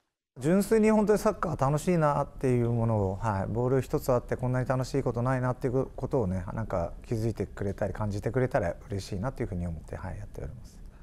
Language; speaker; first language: Japanese; native; Japanese